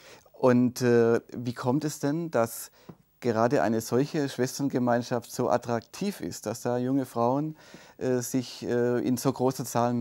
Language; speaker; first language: German; native; German